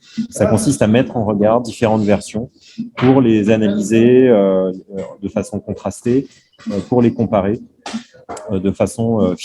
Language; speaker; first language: French; native; French